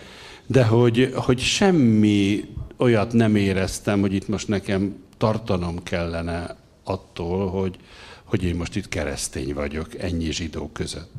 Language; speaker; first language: Hungarian; native; Hungarian